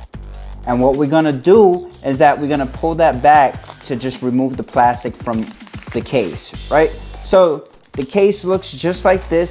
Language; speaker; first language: English; native; English